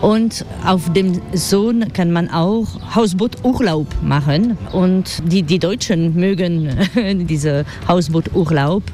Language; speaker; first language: German; non-native, fluent; French